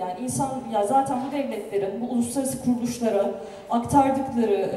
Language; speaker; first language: Turkish; native; Turkish